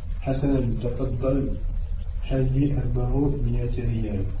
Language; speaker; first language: Arabic; non-native, learner; French